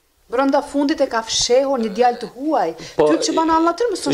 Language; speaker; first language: Albanian; native; Albanian